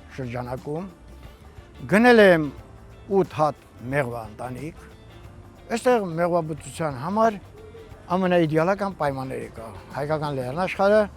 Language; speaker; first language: Armenian; native; Armenian